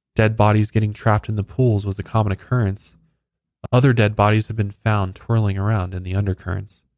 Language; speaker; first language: English; native; English